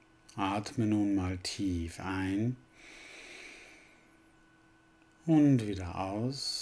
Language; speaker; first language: German; native; German